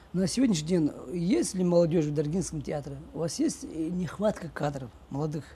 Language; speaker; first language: Russian; non-native, local second language; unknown